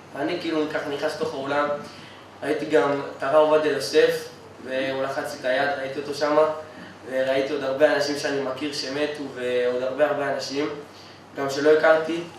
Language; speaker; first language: Hebrew; native; Hebrew